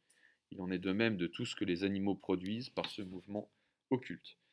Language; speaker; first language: French; native; French